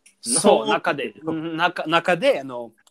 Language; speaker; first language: Japanese; non-native, learner; English